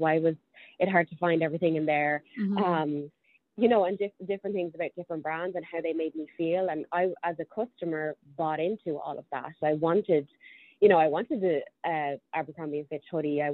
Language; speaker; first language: English; native; English